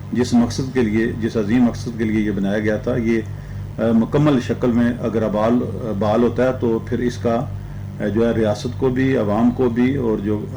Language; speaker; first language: Urdu; non-native, local second language; Punjabi